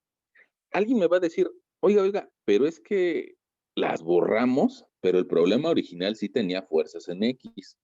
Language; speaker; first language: Spanish; native; Spanish